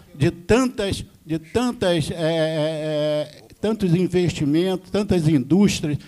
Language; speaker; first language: Portuguese; native; Portuguese